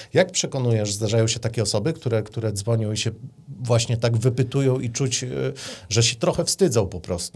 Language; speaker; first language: Polish; native; Polish